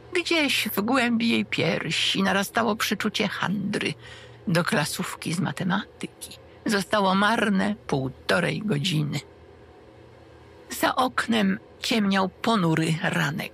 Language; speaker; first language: Polish; native; Polish